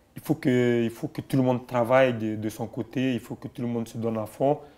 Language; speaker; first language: French; non-native, local second language; Bambara